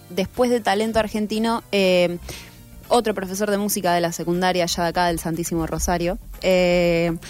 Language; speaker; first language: Spanish; native; Spanish